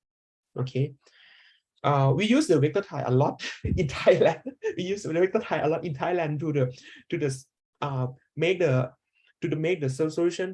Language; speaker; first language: English; non-native, learner; Thai